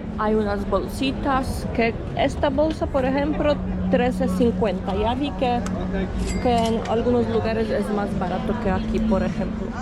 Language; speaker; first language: Spanish; non-native, fluent; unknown